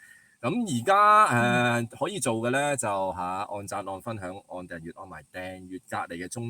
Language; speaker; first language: Cantonese; native; Cantonese